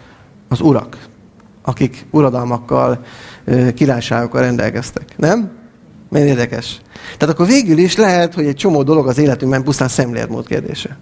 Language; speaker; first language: Hungarian; native; Hungarian